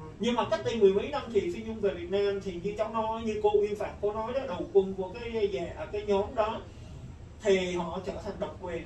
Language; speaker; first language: Vietnamese; early bilingual, heritage; Vietnamese